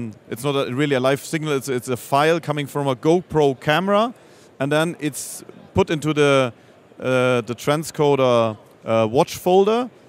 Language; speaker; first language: English; non-native, fluent; German